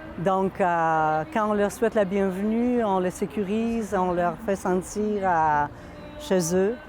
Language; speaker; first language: French; non-native, fluent; Polish